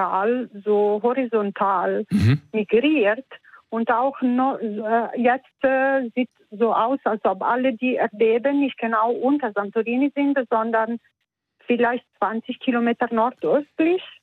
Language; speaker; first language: German; non-native, fluent; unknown